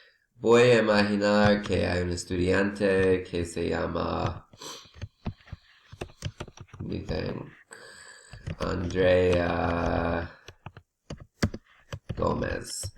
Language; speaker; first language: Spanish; non-native, learner; English